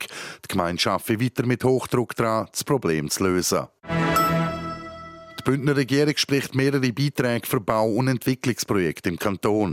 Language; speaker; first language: German; native; German